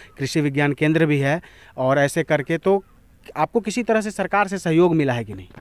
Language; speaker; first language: Hindi; native; Hindi